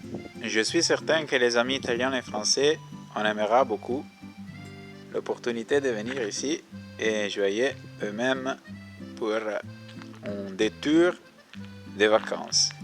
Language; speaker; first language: French; non-native, learner; Italian